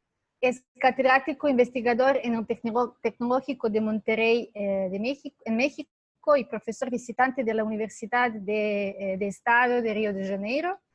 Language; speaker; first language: Spanish; non-native, fluent; Serbian